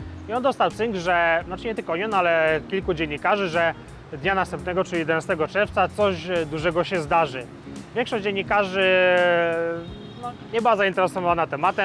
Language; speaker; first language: Polish; native; Polish